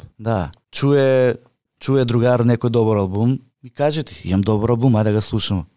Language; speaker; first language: Macedonian; native; Macedonian